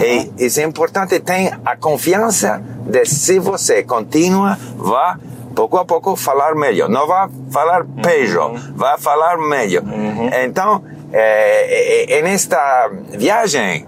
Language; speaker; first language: Portuguese; non-native, learner; English